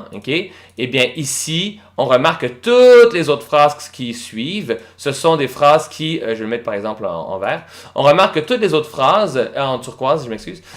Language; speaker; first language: French; native; French